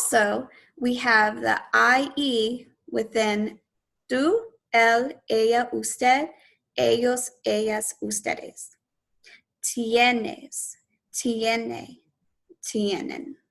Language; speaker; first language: Spanish; non-native, fluent; English